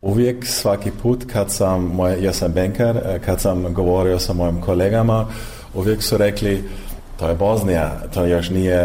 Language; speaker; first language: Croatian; early bilingual, heritage; Croatian